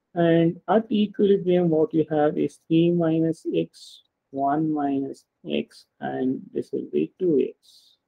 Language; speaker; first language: English; non-native, local second language; Kannada